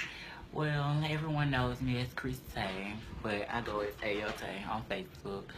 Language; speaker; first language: English; native; English